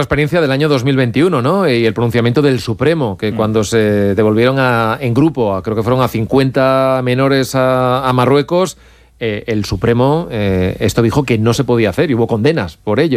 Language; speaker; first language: Spanish; native; Spanish